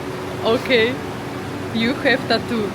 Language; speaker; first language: English; non-native, learner; Russian